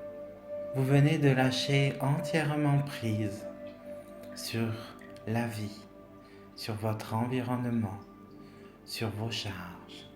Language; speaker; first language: French; native; French